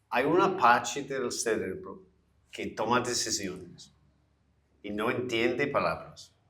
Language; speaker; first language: Portuguese; non-native, learner; English